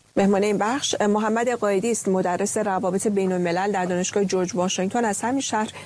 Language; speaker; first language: Persian; native; Persian